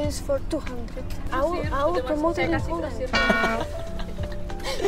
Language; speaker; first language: English; non-native, fluent; Polish